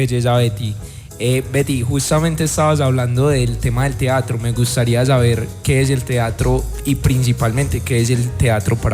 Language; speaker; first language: Spanish; native; Spanish